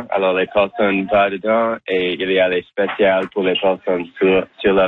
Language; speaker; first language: French; non-native, learner; English